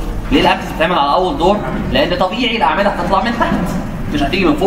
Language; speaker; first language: Arabic; native; Arabic